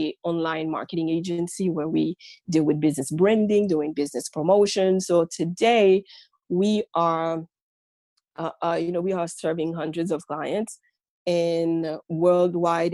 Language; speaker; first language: English; non-native, fluent; Haitian Creole